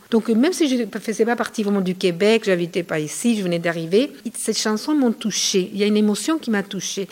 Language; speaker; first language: French; non-native, fluent; Spanish